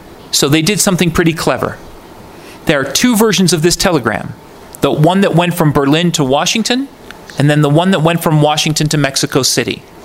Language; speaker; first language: English; native; English